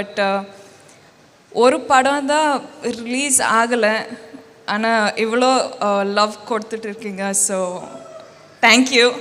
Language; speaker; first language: Tamil; non-native, local second language; Kannada